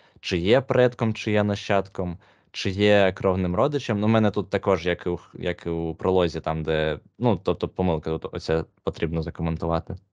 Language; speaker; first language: Ukrainian; non-native, local second language; Russian